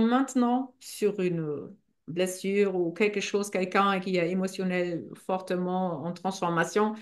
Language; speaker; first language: French; non-native, fluent; German